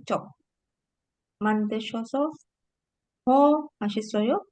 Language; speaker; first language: Korean; non-native, learner; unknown